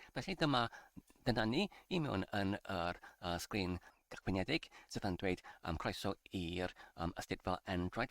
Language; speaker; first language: Welsh; non-native, learner; English